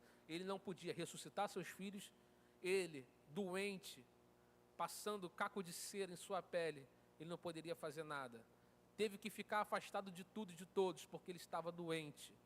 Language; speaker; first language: Portuguese; native; Portuguese